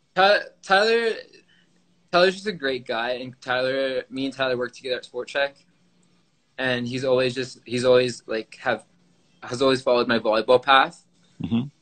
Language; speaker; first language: English; native; English